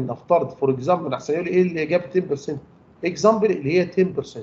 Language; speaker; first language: Arabic; native; Arabic